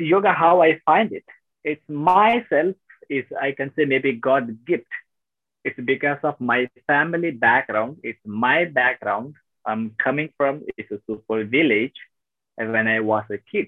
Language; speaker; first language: English; non-native, local second language; Tamil